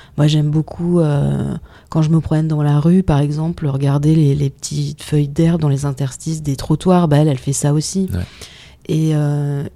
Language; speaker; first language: French; native; French